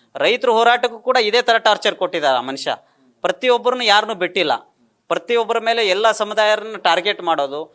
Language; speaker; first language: Kannada; non-native, local second language; Lambadi